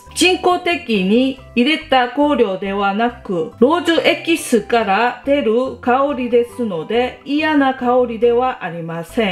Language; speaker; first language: Japanese; non-native, fluent; Korean